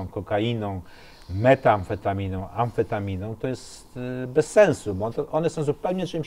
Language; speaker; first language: Polish; native; Polish